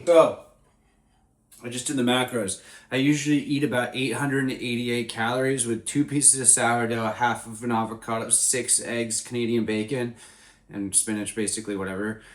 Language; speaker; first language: English; native; English